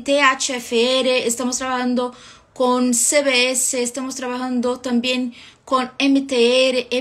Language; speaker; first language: Spanish; non-native, fluent; Portuguese